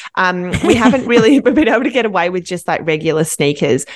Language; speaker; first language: English; native; English